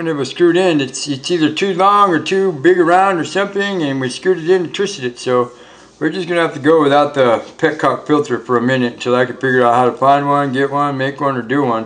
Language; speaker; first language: English; native; English